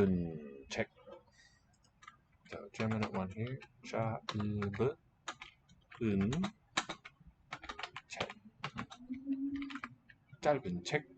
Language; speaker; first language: Korean; non-native, learner; English